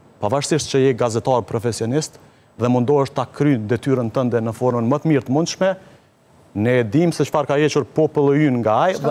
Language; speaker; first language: Albanian; native; Albanian